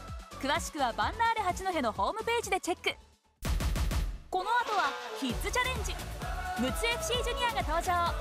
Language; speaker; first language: Japanese; native; Japanese